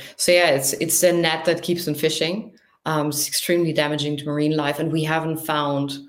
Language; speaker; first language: English; non-native, fluent; German